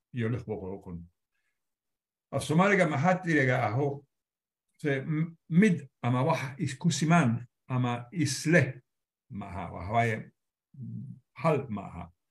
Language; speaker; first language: Somali; non-native, fluent; Italian